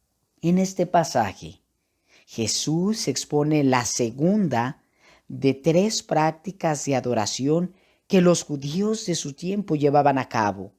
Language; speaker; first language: Spanish; native; Spanish